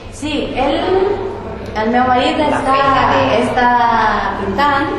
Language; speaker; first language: Catalan; non-native, learner; Spanish